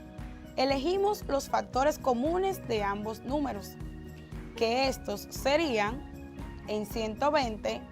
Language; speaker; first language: Spanish; native; Spanish